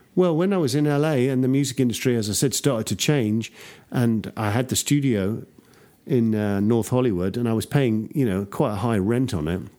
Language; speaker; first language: English; native; English